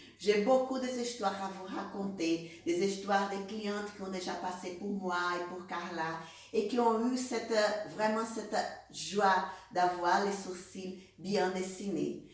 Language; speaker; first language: French; non-native, fluent; Portuguese